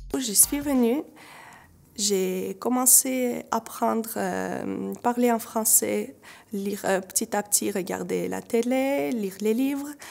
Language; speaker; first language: French; non-native, learner; Armenian